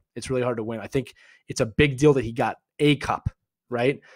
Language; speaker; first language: English; native; English